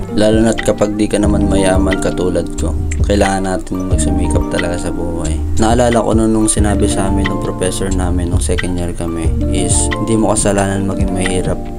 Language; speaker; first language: Filipino; native; Filipino